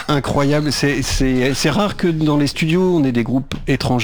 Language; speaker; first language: French; native; French